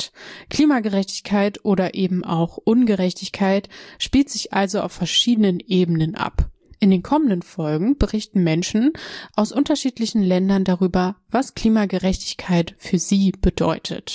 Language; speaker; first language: German; native; German